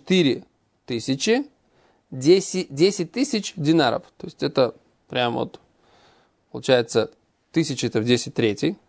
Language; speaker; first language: Russian; native; Russian